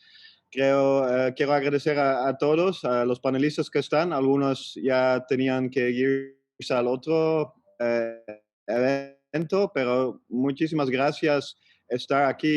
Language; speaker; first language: Spanish; non-native, fluent; Dutch